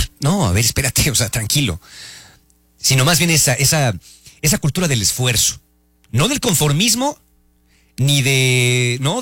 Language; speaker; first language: Spanish; native; Spanish